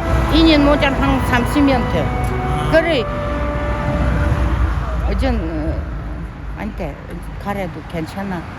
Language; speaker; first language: Korean; early bilingual, heritage; Korean